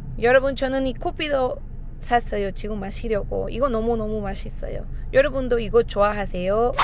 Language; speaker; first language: Korean; non-native, learner; Spanish